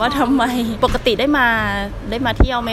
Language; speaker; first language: Thai; native; Thai